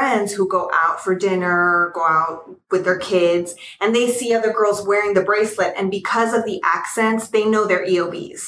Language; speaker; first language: English; early bilingual, other home language; Spanish